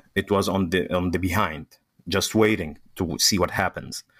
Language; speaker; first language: English; non-native, fluent; Arabic